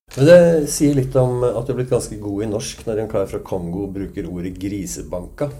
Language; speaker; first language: Norwegian; native; Norwegian